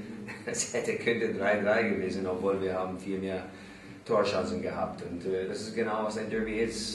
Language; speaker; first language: German; non-native, learner; English